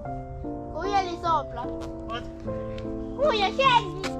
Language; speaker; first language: Italian; early bilingual, other home language; Filipino